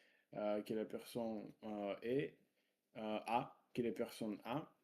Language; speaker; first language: French; non-native, learner; Russian